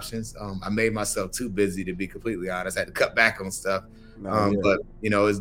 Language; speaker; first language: English; native; English